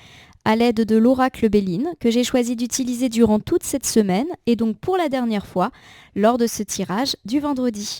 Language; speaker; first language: French; native; French